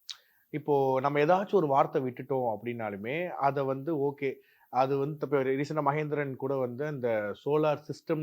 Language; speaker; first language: Tamil; native; Tamil